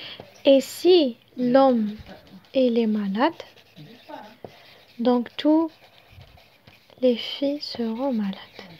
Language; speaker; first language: French; non-native, local second language; Arabic